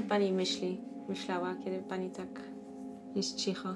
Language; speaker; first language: Polish; non-native, learner; Dutch